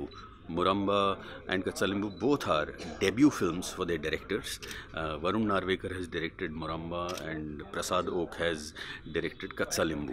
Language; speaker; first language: English; non-native, local second language; Marathi